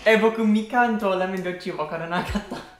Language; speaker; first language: Japanese; non-native, learner; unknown